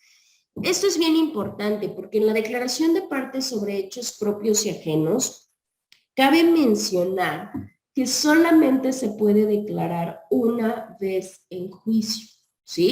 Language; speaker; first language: Spanish; native; Spanish